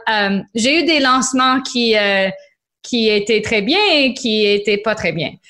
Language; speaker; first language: French; non-native, local second language; English